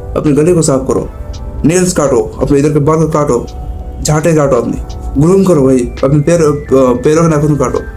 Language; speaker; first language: Hindi; non-native, local second language; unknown